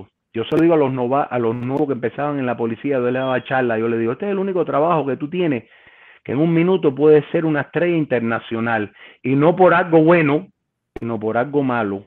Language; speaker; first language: Spanish; native; Spanish